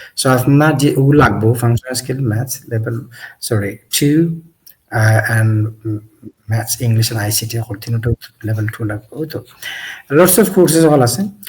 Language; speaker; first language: English; non-native, local second language; Sylheti